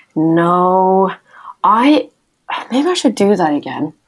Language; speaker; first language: English; non-native, fluent; Norwegian